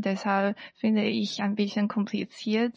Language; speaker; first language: German; non-native, learner; Chinese